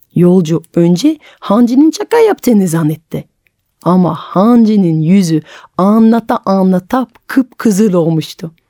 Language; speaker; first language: Turkish; non-native, fluent; French